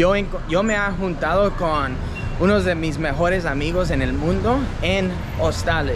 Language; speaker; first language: Spanish; non-native, fluent; English